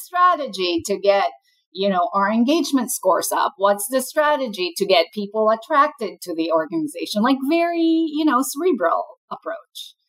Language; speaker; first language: English; non-native, local second language; Filipino